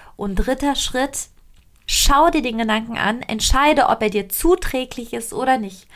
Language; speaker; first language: German; non-native, fluent; Italian